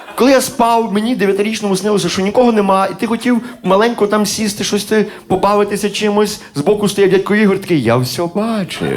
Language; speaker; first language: Ukrainian; native; Ukrainian